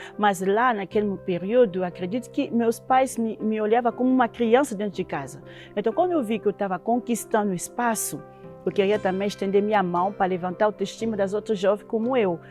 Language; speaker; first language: Portuguese; non-native, fluent; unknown